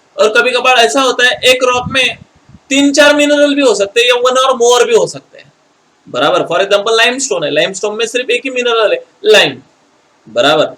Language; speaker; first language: Hindi; non-native, local second language; Marathi